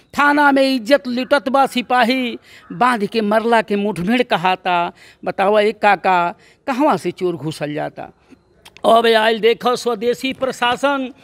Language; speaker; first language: Hindi; native; Hindi